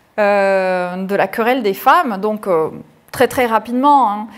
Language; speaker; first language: French; native; French